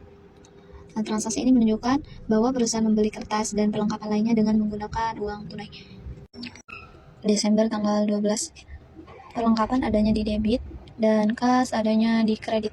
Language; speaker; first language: Indonesian; native; Indonesian